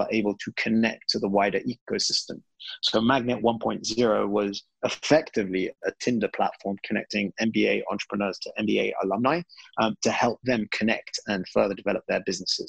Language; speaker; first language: English; native; English